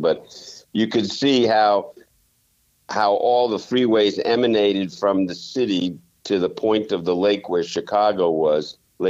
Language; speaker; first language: English; native; English